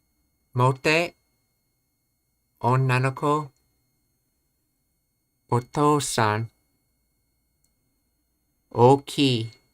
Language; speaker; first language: Japanese; non-native, learner; English